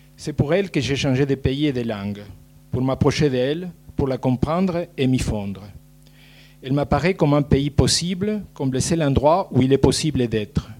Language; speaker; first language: French; non-native, fluent; Spanish